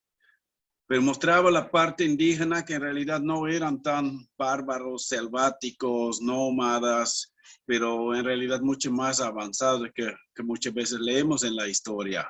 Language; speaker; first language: Spanish; non-native, fluent; Dutch